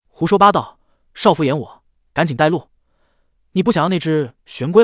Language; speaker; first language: Chinese; native; Chinese